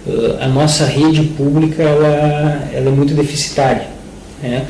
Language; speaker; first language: Portuguese; native; Portuguese